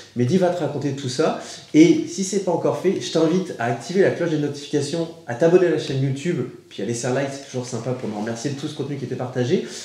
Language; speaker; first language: French; native; French